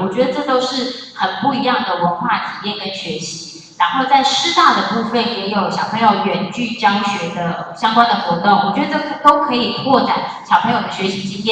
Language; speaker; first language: Chinese; native; Chinese